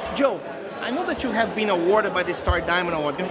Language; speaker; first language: English; non-native, fluent; Portuguese